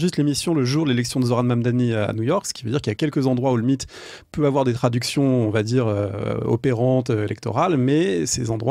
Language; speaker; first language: French; native; French